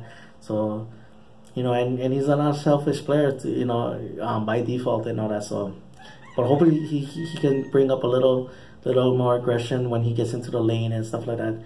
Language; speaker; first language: English; native; English